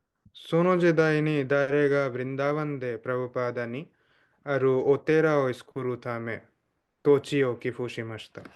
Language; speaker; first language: Japanese; non-native, fluent; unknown